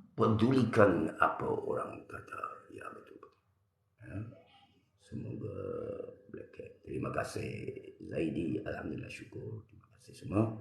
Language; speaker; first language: Malay; non-native, local second language; Min Nan Chinese